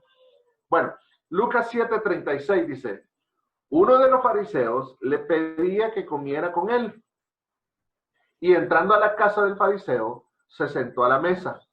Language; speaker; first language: Spanish; native; Spanish